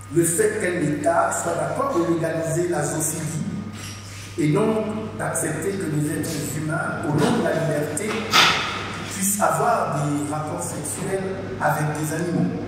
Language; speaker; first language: French; native; French